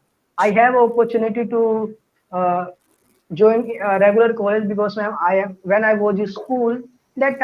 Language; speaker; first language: English; non-native, learner; Hindi